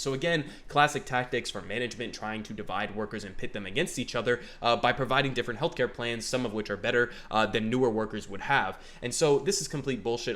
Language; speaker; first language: English; native; English